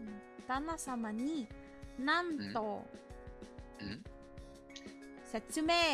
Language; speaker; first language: Japanese; non-native, learner; English